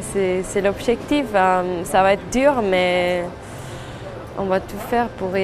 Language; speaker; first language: French; non-native, fluent; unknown